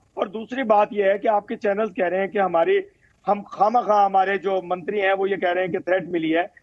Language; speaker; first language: Urdu; native; Urdu